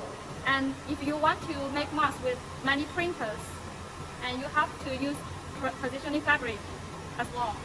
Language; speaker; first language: English; non-native, learner; Chinese